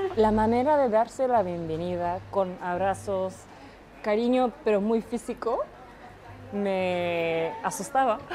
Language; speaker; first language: Spanish; non-native, fluent; Japanese